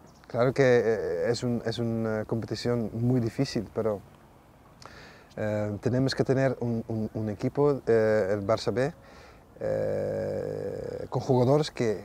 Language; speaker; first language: Spanish; non-native, fluent; Dutch